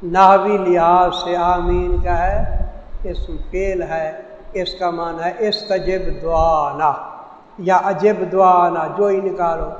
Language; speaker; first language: Urdu; non-native, local second language; Saraiki